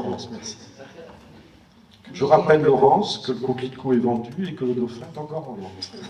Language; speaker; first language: French; native; French